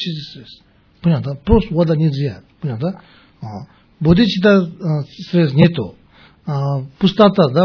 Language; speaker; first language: Russian; non-native, learner; Tibetan